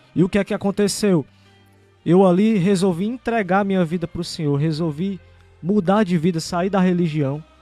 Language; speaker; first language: Portuguese; native; Portuguese